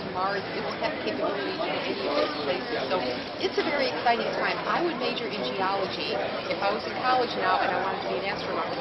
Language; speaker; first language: English; native; English